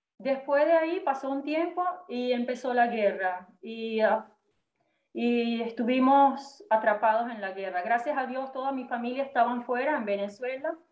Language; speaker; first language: Spanish; native; Spanish